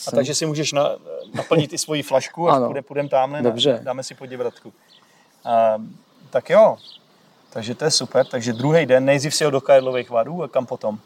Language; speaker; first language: Czech; native; Czech